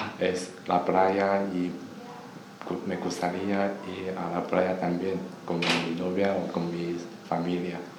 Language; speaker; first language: Spanish; non-native, learner; Chinese